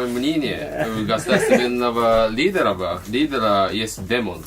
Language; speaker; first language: Russian; non-native, learner; Japanese